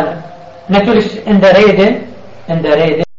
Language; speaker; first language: German; non-native, fluent; Arabic